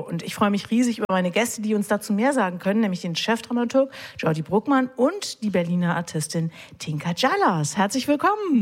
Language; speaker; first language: German; native; German